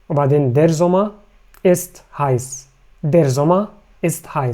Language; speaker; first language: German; non-native, fluent; Arabic